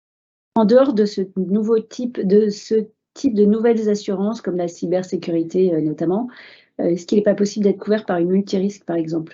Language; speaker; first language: French; native; French